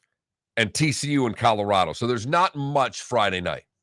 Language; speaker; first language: English; native; English